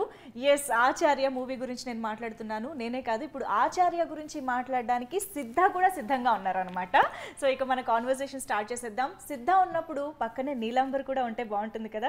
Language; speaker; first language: Telugu; native; Telugu